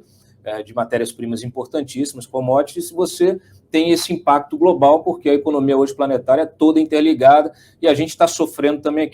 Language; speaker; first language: Portuguese; native; Portuguese